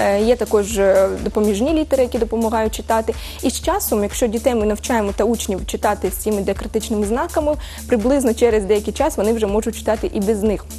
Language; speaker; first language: Ukrainian; early bilingual, heritage; Ukrainian